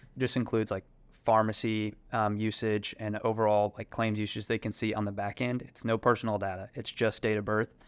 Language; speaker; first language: English; native; English